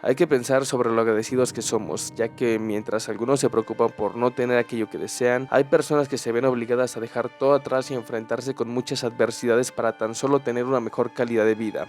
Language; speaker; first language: Spanish; native; Spanish